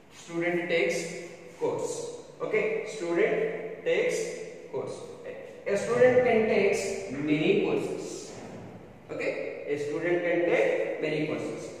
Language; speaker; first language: English; non-native, local second language; Telugu